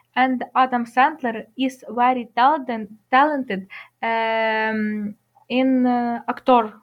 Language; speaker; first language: English; non-native, learner; Ukrainian